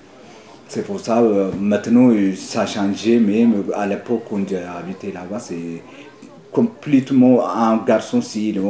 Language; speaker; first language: French; non-native, learner; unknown